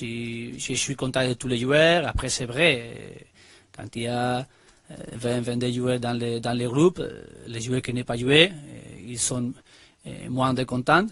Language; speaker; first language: French; non-native, learner; Spanish